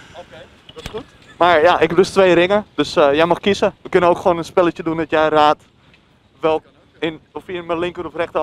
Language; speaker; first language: Dutch; native; Dutch